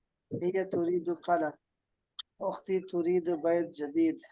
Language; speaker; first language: Arabic; non-native, fluent; Urdu